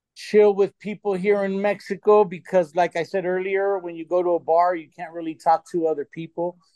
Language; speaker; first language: English; early bilingual, other home language; Spanish